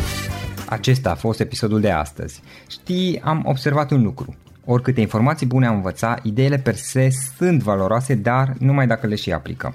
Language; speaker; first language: Romanian; native; Romanian